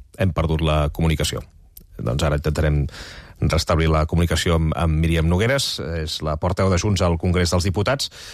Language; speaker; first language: Catalan; native; Catalan